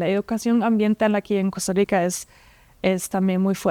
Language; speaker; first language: Spanish; non-native, fluent; German